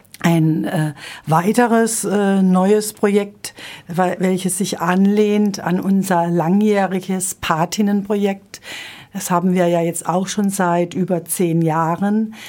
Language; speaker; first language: German; native; German